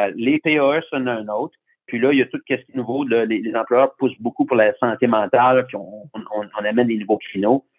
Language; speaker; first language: French; native; French